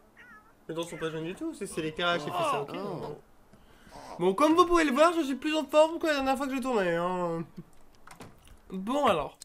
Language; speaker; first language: French; native; French